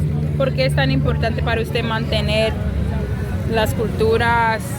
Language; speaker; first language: Spanish; non-native, fluent; English